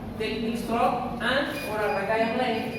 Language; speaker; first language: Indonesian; non-native, learner; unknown